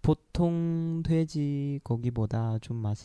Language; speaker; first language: Korean; non-native, learner; Chinese